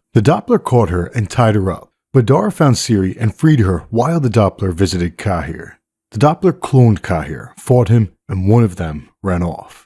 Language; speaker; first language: English; native; English